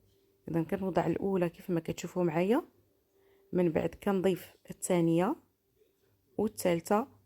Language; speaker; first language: Arabic; native; Arabic